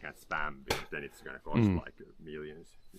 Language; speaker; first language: English; non-native, fluent; Swedish